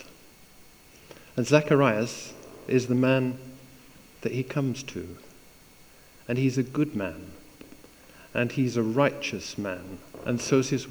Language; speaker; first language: English; native; English